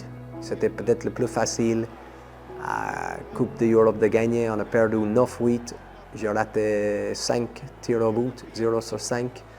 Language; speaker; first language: French; non-native, fluent; English